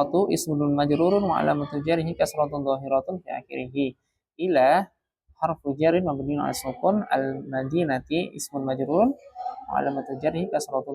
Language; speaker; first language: Arabic; non-native, fluent; Indonesian